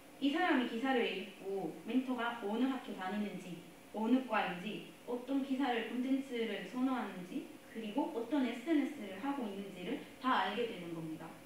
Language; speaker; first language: Korean; non-native, fluent; Spanish